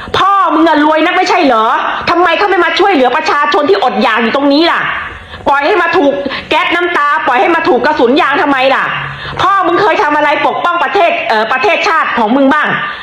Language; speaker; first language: Thai; native; Thai